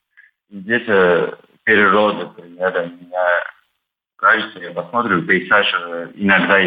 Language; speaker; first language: Russian; non-native, learner; Turkish